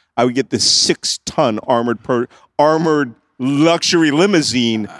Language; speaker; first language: English; native; English